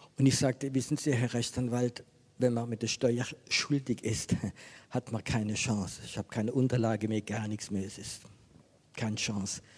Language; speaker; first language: German; non-native, fluent; French